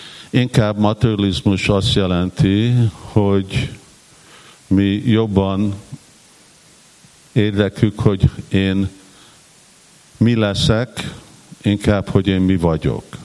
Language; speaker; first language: Hungarian; early bilingual, heritage; Hungarian